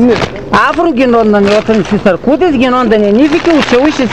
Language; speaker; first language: Greek; native; Greek